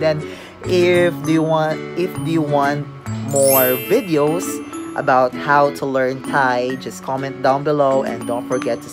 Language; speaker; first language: English; non-native, local second language; Filipino